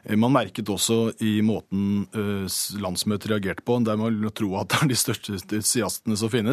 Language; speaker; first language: Norwegian; native; Norwegian